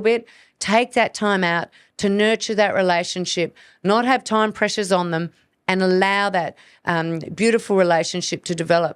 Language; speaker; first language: English; native; English